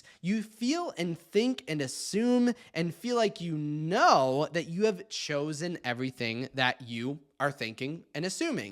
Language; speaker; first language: English; native; English